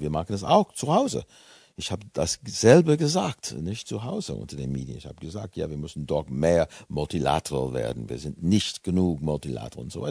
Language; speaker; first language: German; non-native, fluent; English